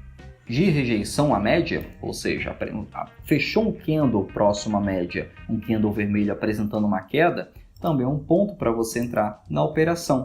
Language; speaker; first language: Portuguese; native; Portuguese